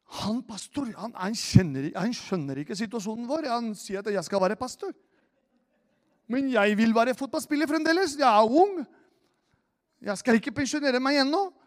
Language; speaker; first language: Norwegian; non-native, fluent; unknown